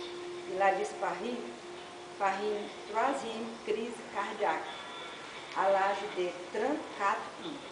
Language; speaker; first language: French; non-native, learner; Portuguese